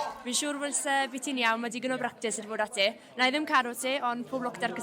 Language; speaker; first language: Welsh; native; Welsh